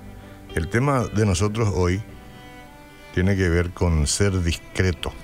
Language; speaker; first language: Spanish; native; Spanish